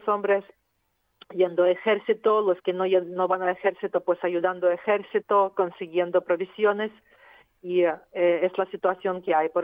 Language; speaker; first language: Spanish; non-native, fluent; Ukrainian